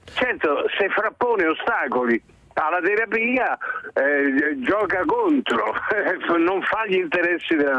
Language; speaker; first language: Italian; native; Italian